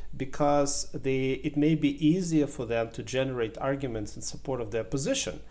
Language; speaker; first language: English; non-native, fluent; Ukrainian